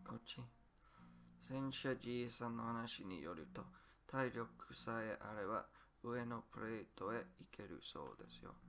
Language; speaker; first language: Japanese; non-native, learner; English